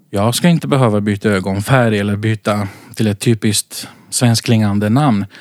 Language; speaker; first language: Swedish; early bilingual, other home language; Central Kurdish